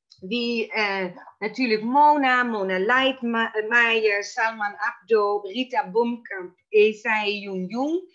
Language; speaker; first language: German; non-native, fluent; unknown